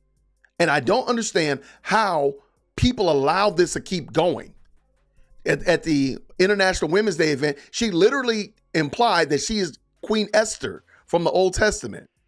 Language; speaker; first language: English; native; English